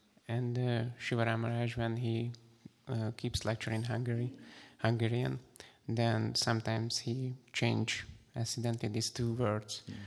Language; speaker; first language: English; non-native, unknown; Hungarian